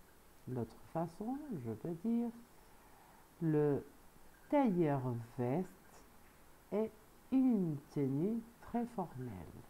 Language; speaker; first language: French; non-native, fluent; Spanish